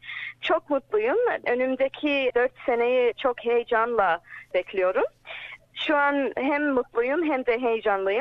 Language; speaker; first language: Turkish; early bilingual, heritage; English